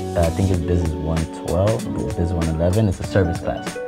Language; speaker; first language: English; early bilingual, other home language; Spanish